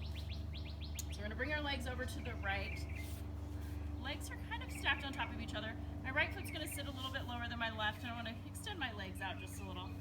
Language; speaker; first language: English; native; English